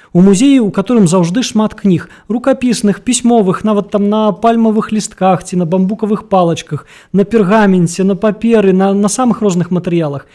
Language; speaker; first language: Belarusian; native; Belarusian